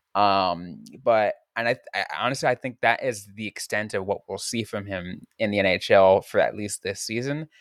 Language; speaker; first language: English; native; English